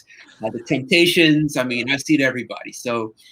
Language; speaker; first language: English; native; English